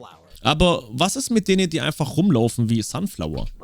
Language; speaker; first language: German; native; German